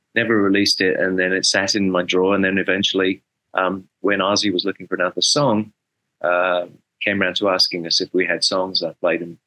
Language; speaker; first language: English; native; English